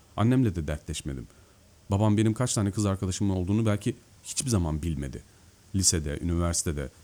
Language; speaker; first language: Turkish; native; Turkish